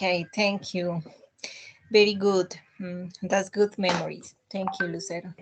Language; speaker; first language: English; non-native, learner; Spanish